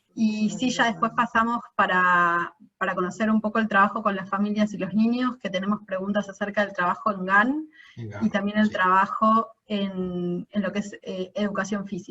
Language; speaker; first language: Spanish; native; Spanish